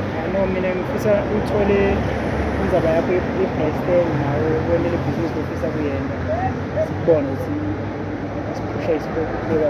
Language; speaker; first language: Zulu; native; Zulu